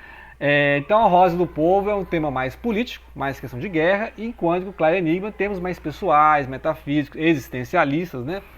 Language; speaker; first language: Portuguese; native; Portuguese